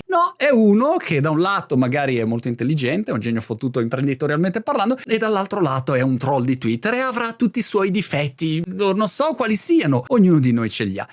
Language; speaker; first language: Italian; native; Italian